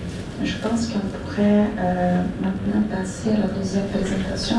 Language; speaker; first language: French; non-native, fluent; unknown